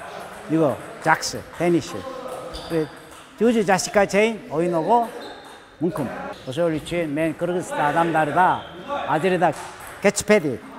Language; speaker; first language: Kyrgyz; non-native, learner; Korean